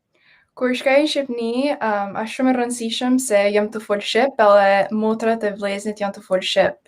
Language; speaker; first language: Albanian; early bilingual, heritage; Albanian